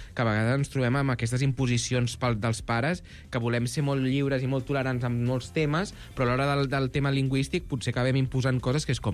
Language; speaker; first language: Catalan; native; Catalan